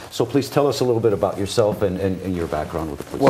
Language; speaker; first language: English; early bilingual, other home language; Armenian